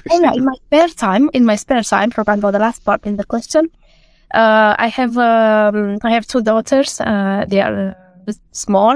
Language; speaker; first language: English; non-native, fluent; Romanian